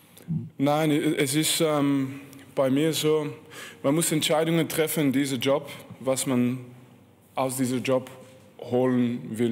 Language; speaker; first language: German; non-native, fluent; French